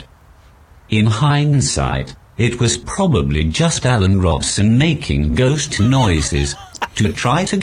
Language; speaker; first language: English; native; English